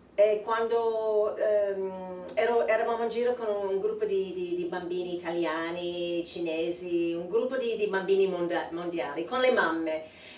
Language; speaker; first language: Italian; non-native, fluent; English